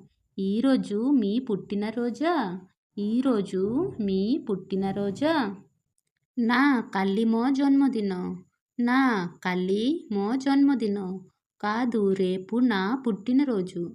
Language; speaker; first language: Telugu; non-native, fluent; Odia